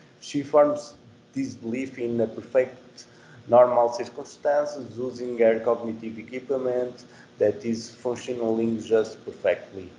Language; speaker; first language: English; non-native, fluent; Portuguese